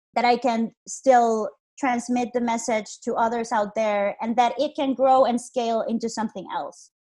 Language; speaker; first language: English; non-native, fluent; Spanish